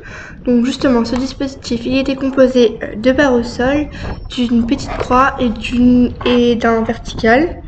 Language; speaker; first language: French; native; French